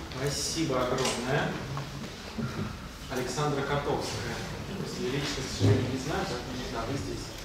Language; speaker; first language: Russian; native; Russian